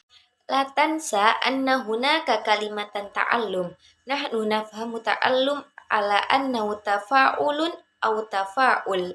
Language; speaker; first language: Arabic; non-native, learner; Indonesian